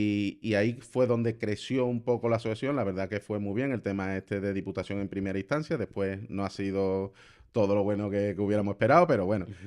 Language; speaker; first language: Spanish; native; Spanish